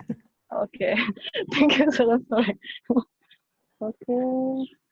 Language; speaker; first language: English; non-native, learner; Indonesian